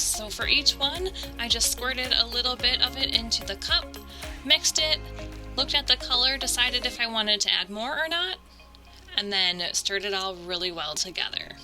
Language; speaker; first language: English; native; English